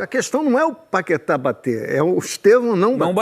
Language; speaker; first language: Portuguese; native; Portuguese